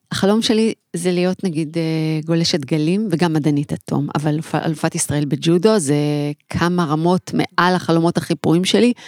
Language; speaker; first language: Hebrew; native; Hebrew